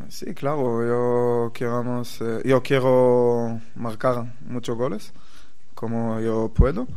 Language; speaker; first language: Spanish; non-native, learner; Hebrew